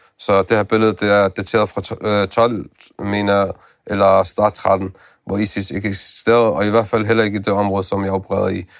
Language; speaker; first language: Danish; early bilingual, other home language; Arabic